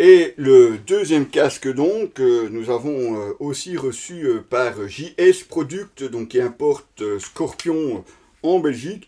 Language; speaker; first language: French; native; French